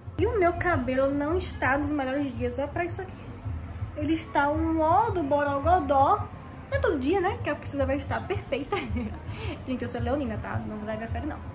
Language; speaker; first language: Portuguese; native; Portuguese